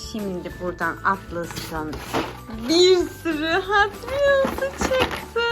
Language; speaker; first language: Turkish; native; Turkish